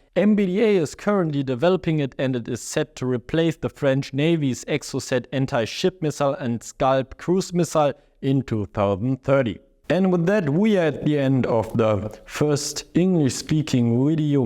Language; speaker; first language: English; non-native, fluent; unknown